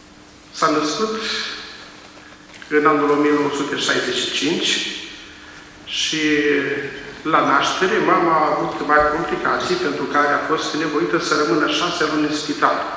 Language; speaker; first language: Romanian; native; Romanian